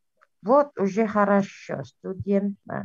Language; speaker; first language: Russian; non-native, fluent; Indonesian